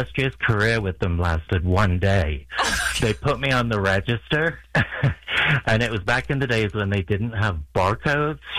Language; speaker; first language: English; native; English